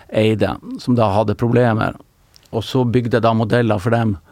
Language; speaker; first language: Norwegian; native; Norwegian